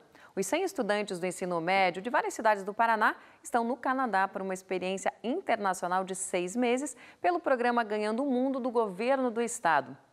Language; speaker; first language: Portuguese; native; Portuguese